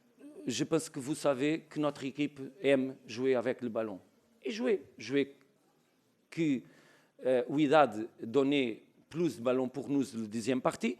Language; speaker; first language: French; non-native, learner; Portuguese